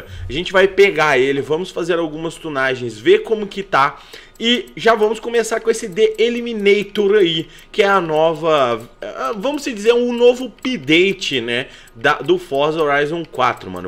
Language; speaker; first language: Portuguese; native; Portuguese